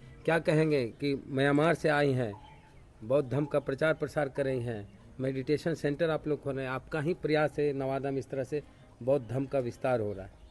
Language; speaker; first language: Hindi; native; Hindi